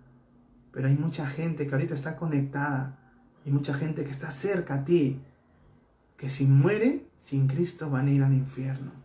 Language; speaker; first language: Spanish; native; Spanish